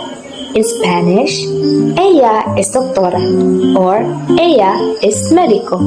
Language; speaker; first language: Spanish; non-native, learner; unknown